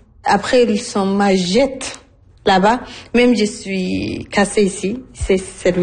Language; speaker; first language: French; non-native, learner; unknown